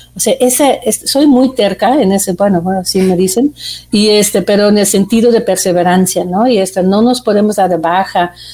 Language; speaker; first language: Spanish; non-native, fluent; Dutch